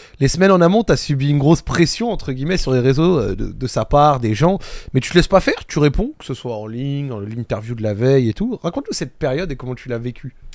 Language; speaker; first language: French; native; French